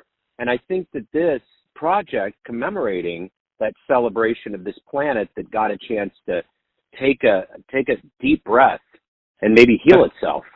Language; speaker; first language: English; native; English